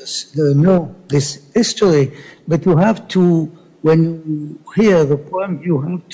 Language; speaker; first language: English; non-native, learner; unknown